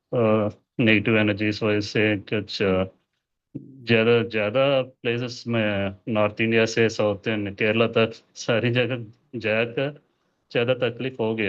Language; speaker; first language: Hindi; non-native, local second language; Telugu